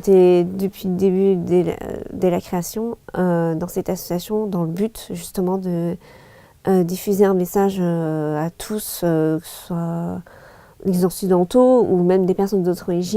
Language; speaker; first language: French; early bilingual, other home language; Chinese